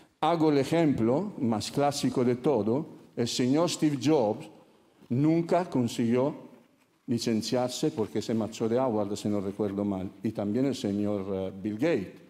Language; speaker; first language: Spanish; non-native, fluent; Italian